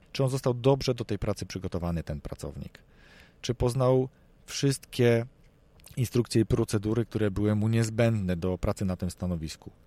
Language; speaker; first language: Polish; native; Polish